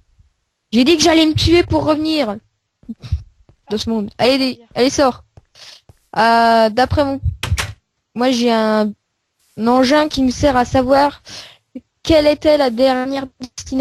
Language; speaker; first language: French; native; French